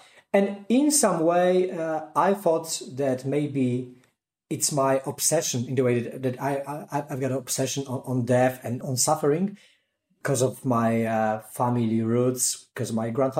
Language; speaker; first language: English; non-native, fluent; Polish